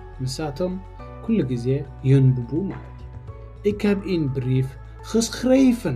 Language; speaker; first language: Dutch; non-native, learner; Tigrinya